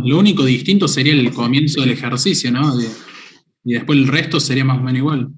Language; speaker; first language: Spanish; native; Spanish